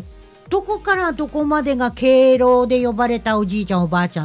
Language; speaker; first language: Japanese; native; Japanese